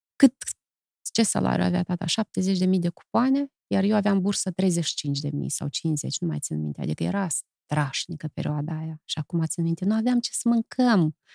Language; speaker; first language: Romanian; native; Romanian